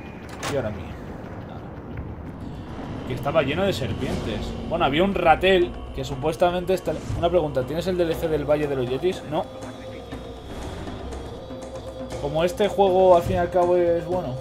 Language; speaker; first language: Spanish; native; Spanish